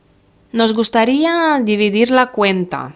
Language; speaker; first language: Spanish; non-native, fluent; Russian